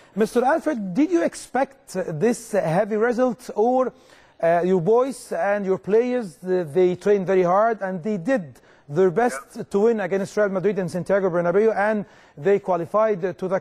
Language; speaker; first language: English; non-native, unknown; Arabic